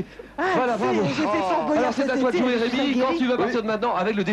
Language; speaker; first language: French; native; French